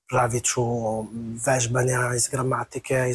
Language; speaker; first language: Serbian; non-native, fluent; Italian